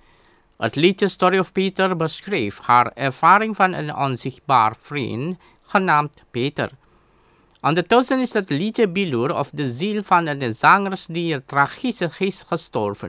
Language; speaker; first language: Dutch; non-native, learner; Indonesian